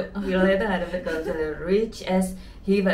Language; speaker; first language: Indonesian; native; Indonesian